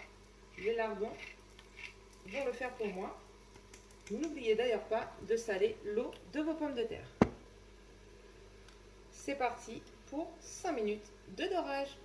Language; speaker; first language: French; native; French